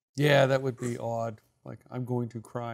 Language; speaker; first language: English; native; English